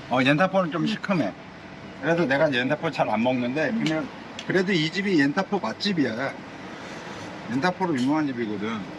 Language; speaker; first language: Korean; native; Korean